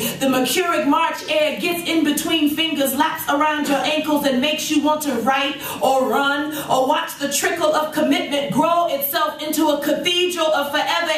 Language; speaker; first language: English; native; English